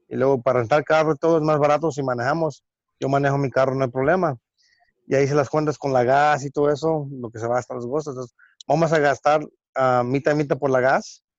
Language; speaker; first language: Spanish; early bilingual, heritage; Spanish